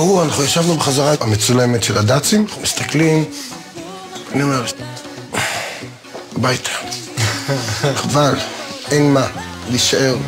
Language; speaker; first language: Hebrew; native; Hebrew